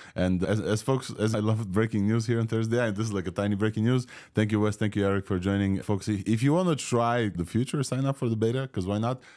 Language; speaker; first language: English; non-native, fluent; Russian